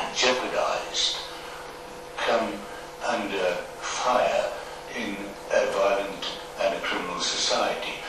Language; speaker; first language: English; non-native, local second language; Afrikaans